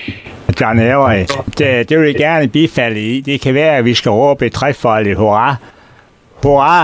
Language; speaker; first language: Danish; native; Danish